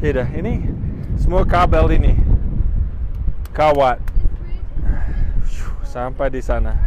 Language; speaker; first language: Indonesian; non-native, fluent; English